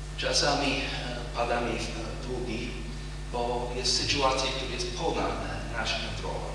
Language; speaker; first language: Polish; non-native, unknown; English